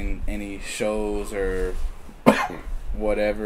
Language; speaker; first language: English; native; English